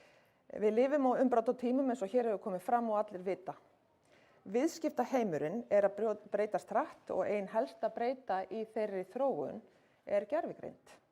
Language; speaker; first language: Icelandic; native; Icelandic